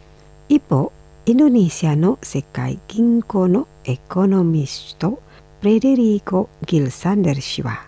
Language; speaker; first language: Japanese; non-native, fluent; Indonesian